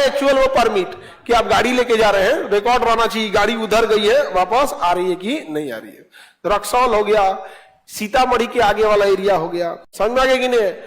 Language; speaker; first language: Hindi; native; Hindi